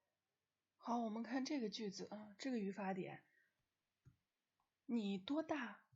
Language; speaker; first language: Chinese; non-native, fluent; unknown